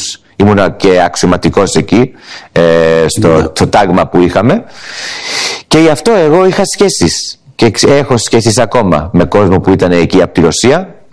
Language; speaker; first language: Greek; early bilingual, heritage; Greek